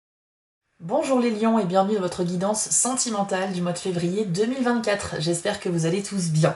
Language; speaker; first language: French; native; French